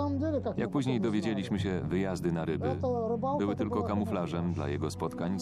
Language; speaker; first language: Polish; native; Polish